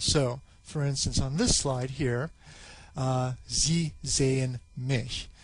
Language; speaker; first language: English; native; English